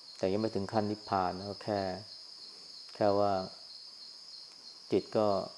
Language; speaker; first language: Thai; native; Thai